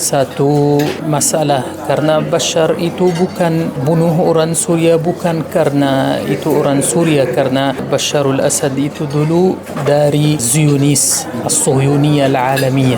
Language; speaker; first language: Indonesian; non-native, learner; Arabic